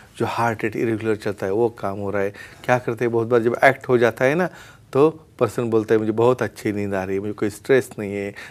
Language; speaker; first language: Hindi; non-native, local second language; Marathi